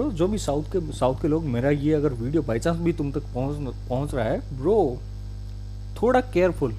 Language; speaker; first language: Hindi; native; Hindi